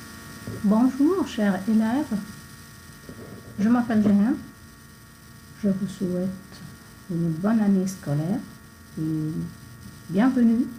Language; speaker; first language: French; non-native, fluent; Arabic